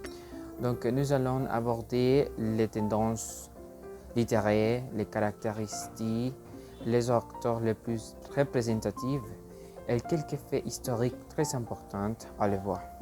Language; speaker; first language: French; non-native, learner; Spanish